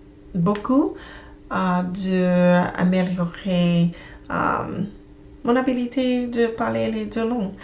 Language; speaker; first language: French; non-native, learner; English